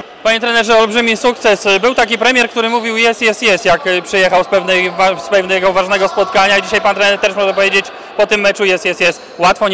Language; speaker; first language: Polish; native; Polish